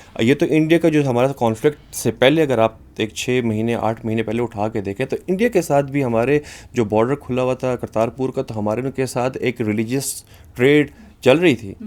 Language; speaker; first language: Urdu; non-native, local second language; Pashto